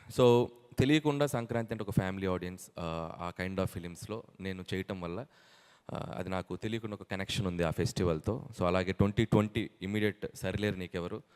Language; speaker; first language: Telugu; native; Telugu